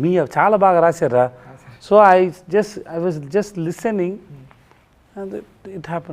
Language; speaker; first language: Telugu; non-native, learner; Tamil